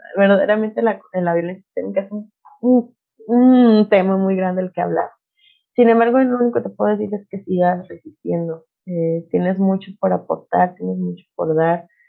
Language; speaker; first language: Spanish; non-native, local second language; Nahuatl languages